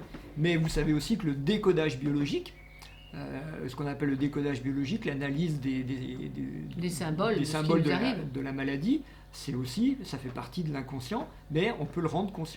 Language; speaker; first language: French; native; French